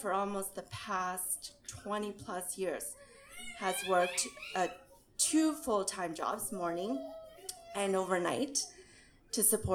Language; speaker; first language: English; native; English